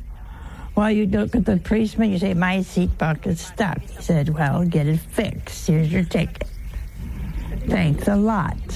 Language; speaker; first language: English; native; English